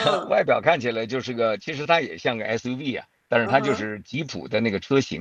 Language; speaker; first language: Chinese; native; Chinese